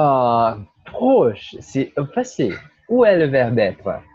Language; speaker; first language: French; non-native, learner; Portuguese